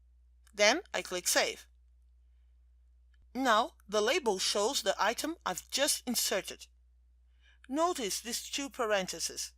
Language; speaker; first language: English; non-native, fluent; Portuguese